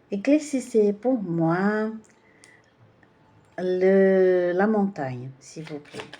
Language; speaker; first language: French; non-native, fluent; Portuguese